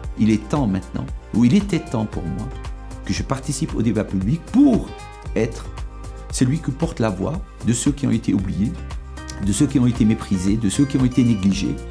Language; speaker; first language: French; non-native, local second language; Arabic